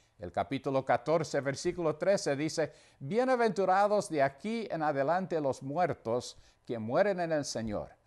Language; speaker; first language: Spanish; non-native, fluent; English